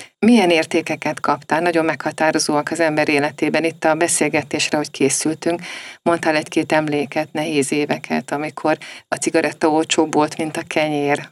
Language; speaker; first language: Hungarian; native; Hungarian